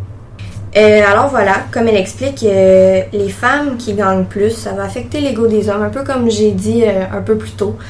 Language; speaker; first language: French; native; French